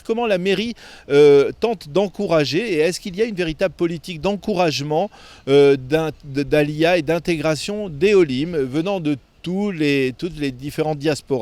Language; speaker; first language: French; native; French